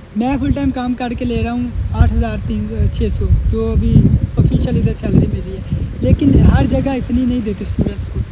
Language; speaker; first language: Hindi; non-native, local second language; Punjabi